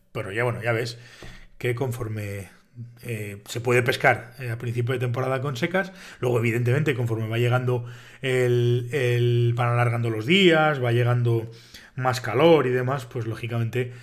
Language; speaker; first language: Spanish; native; Spanish